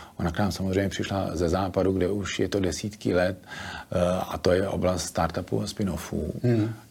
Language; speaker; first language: Czech; native; Czech